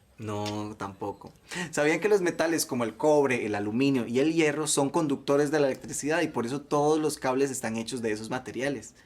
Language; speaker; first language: Spanish; native; Spanish